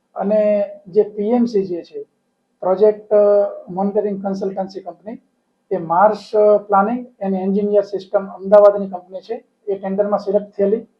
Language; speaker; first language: Gujarati; native; Gujarati